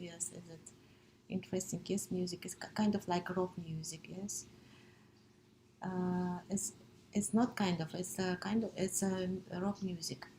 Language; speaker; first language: English; non-native, learner; Russian